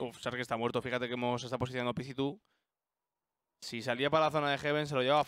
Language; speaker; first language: Spanish; native; Spanish